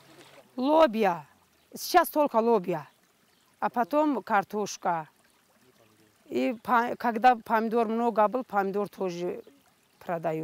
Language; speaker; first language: Russian; non-native, learner; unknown